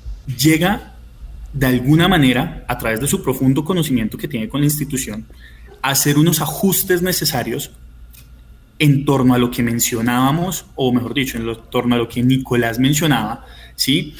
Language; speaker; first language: Spanish; native; Spanish